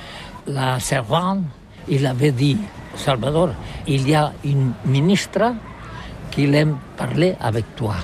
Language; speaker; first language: French; non-native, learner; Catalan